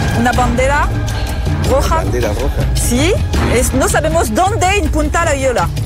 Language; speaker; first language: Spanish; non-native, learner; French